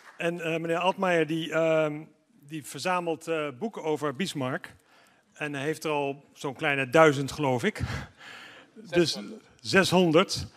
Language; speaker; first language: Dutch; native; Dutch